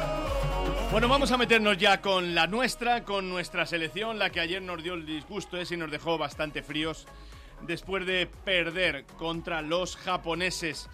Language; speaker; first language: Spanish; native; Spanish